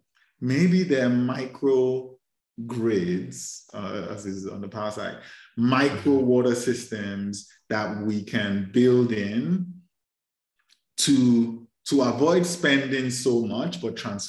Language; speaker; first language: English; non-native, local second language; Yoruba